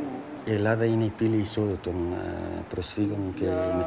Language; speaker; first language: Greek; non-native, fluent; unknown